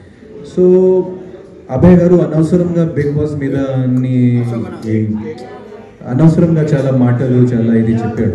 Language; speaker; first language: Telugu; non-native, fluent; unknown